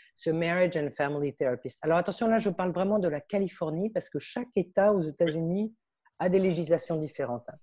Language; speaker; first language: French; early bilingual, heritage; Spanish